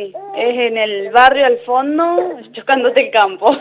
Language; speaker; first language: Spanish; native; Spanish